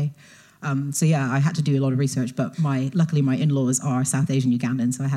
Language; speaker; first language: English; native; English